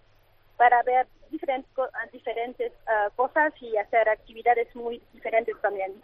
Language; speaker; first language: Spanish; non-native, fluent; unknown